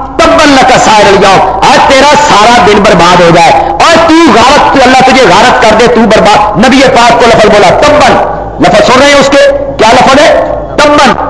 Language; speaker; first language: Urdu; non-native, local second language; Punjabi